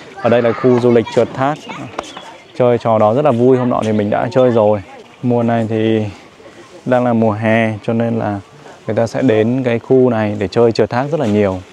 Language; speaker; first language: Vietnamese; native; Vietnamese